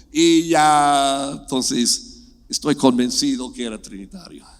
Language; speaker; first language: Spanish; non-native, fluent; English